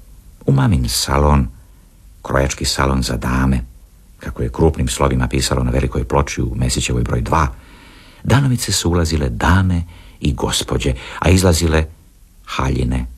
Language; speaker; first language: Serbian; native; Serbian